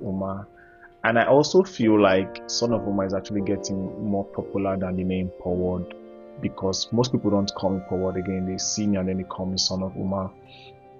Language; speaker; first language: English; non-native, local second language; Igbo